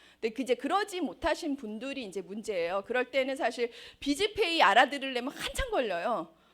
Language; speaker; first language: Korean; native; Korean